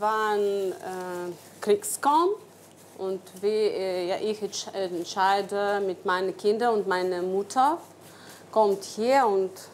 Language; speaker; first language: German; non-native, learner; Ukrainian